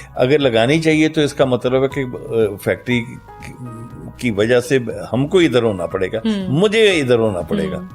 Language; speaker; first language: Urdu; non-native, local second language; Punjabi